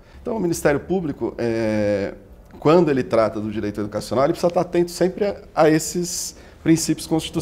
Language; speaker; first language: Portuguese; native; Portuguese